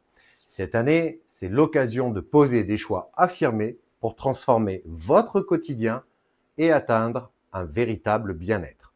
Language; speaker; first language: French; native; French